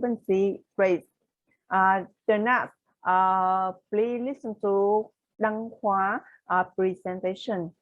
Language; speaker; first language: English; non-native, learner; Vietnamese